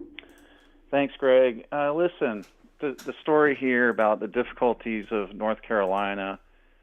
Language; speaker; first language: English; native; English